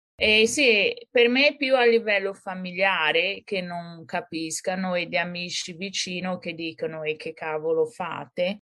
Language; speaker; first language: Italian; non-native, fluent; Portuguese